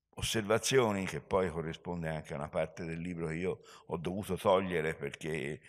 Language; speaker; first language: Italian; native; Italian